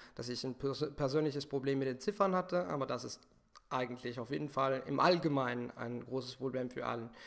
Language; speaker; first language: German; non-native, fluent; Italian